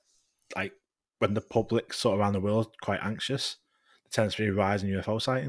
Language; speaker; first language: English; native; English